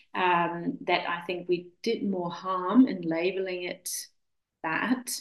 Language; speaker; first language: English; non-native, fluent; German